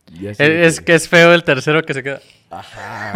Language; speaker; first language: Spanish; native; Spanish